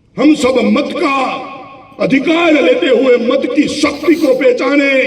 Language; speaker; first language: Hindi; non-native, local second language; Gujarati